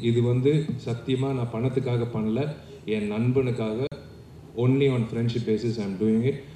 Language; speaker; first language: Tamil; native; Tamil